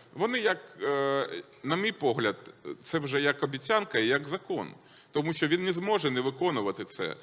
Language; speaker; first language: Ukrainian; non-native, local second language; Russian